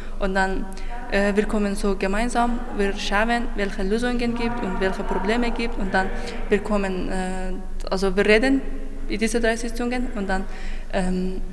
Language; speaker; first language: German; non-native, fluent; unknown